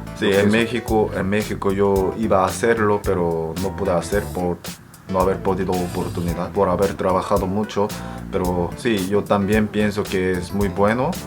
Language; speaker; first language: Spanish; non-native, fluent; Korean